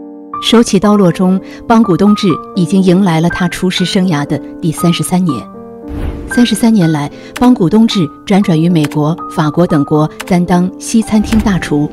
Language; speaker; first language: Chinese; native; Chinese